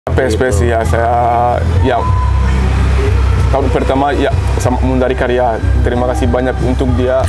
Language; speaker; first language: Indonesian; non-native, learner; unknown